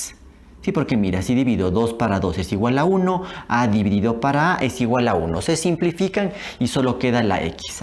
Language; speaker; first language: Spanish; native; Spanish